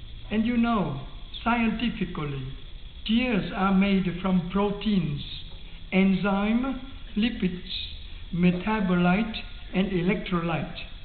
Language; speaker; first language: English; non-native, fluent; Vietnamese